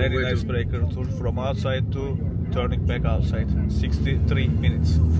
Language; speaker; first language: English; non-native, learner; Turkish